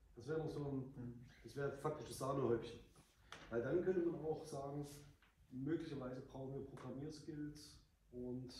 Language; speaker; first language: German; native; German